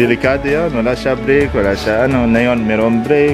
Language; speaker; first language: Filipino; non-native, learner; Arabic